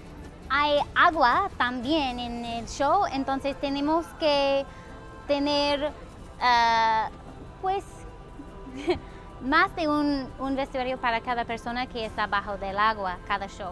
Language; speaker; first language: Spanish; non-native, fluent; English